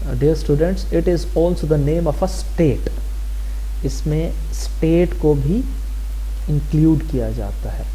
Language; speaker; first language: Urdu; non-native, local second language; Saraiki